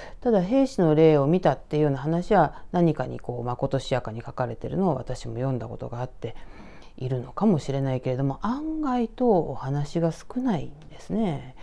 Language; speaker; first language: Japanese; native; Japanese